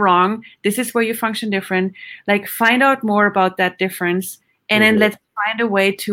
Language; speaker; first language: English; non-native, fluent; German